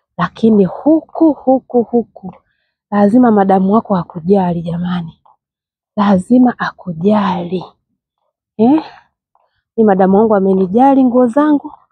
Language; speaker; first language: Swahili; native; Swahili